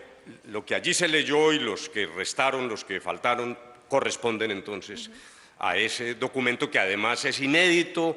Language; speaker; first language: Spanish; native; Spanish